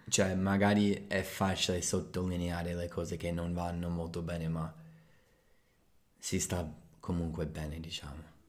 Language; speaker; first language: Italian; non-native, fluent; English